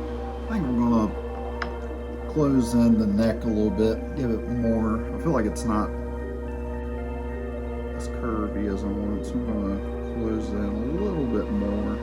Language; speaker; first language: English; native; English